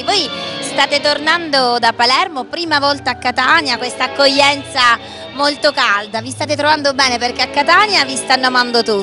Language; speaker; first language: Italian; native; Italian